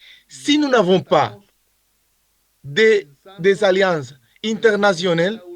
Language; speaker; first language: French; non-native, learner; Spanish